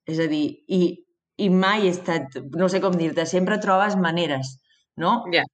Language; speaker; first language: Catalan; native; Catalan